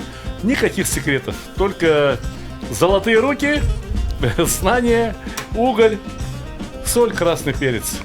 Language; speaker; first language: Russian; native; Russian